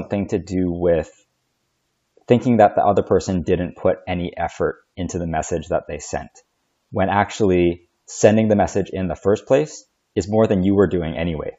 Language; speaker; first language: English; native; English